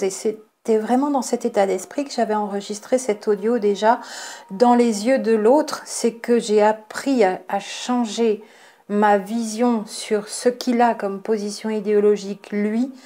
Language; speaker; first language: French; native; French